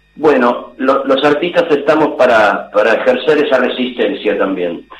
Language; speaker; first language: Spanish; native; Spanish